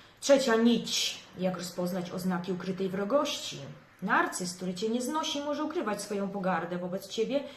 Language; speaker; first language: Polish; native; Polish